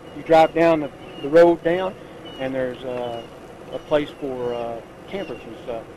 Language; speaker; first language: English; native; English